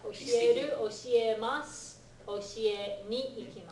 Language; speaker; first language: Japanese; non-native, fluent; English